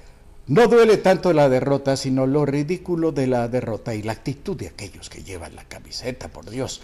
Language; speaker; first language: Spanish; native; Spanish